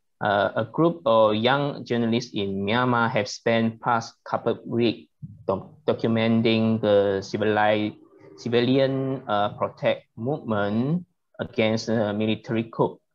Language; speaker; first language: English; non-native, learner; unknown